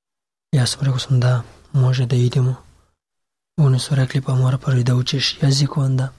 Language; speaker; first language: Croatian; non-native, learner; Pashto